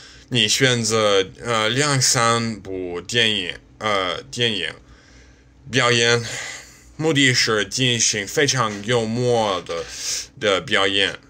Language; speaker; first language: Chinese; non-native, learner; English